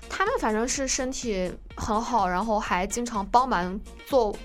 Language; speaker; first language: Chinese; native; Chinese